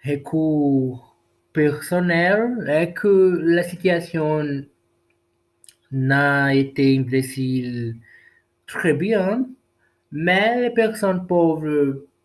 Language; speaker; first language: French; non-native, learner; Portuguese